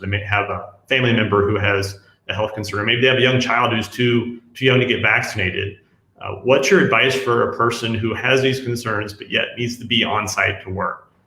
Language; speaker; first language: English; native; English